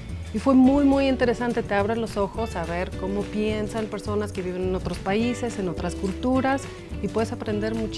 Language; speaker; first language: Spanish; non-native, fluent; English